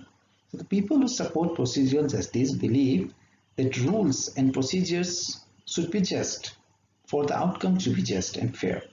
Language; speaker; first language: English; non-native, local second language; Assamese